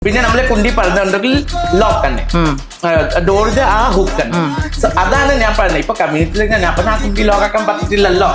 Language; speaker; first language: Malayalam; non-native, fluent; Assamese